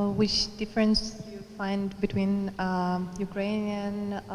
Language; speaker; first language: English; non-native, learner; Ukrainian